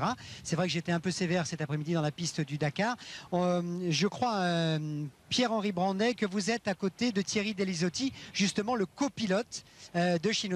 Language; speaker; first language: French; native; French